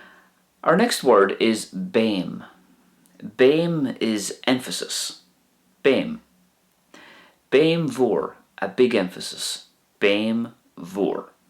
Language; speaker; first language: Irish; non-native, local second language; English